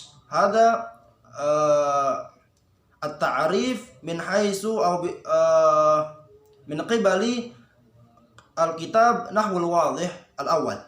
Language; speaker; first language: Arabic; non-native, learner; Indonesian